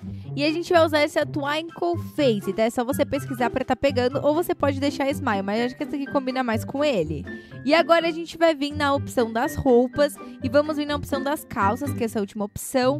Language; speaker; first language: Portuguese; native; Portuguese